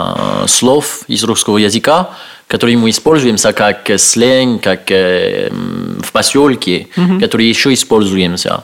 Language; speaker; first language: Russian; non-native, learner; French